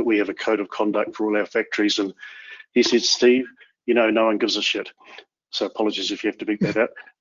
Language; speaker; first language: English; native; English